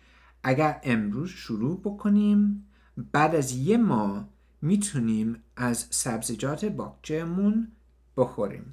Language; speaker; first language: Persian; non-native, learner; English